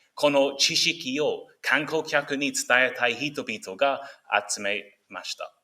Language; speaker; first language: Japanese; non-native, fluent; English